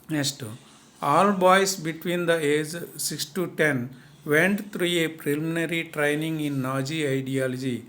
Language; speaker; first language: English; non-native, local second language; Telugu